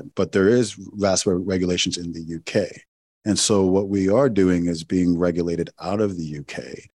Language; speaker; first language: English; non-native, local second language; Igbo